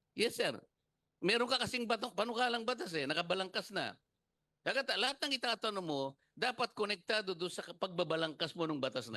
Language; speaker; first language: Filipino; native; Filipino